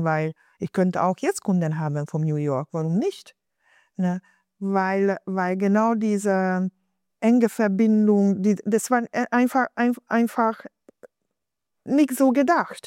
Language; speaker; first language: German; non-native, fluent; Hungarian